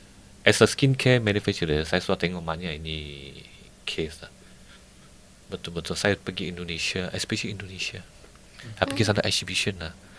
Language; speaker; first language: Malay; non-native, local second language; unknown